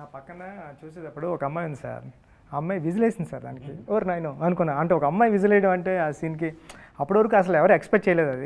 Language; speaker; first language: Telugu; native; Telugu